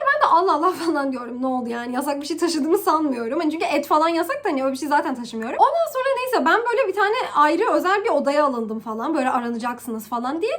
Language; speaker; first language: Turkish; early bilingual, heritage; Turkish